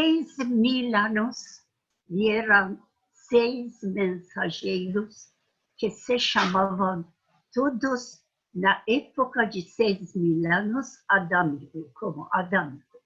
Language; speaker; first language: Portuguese; non-native, fluent; Persian